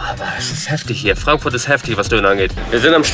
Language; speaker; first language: German; native; German